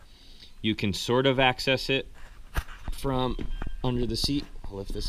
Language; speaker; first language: English; native; English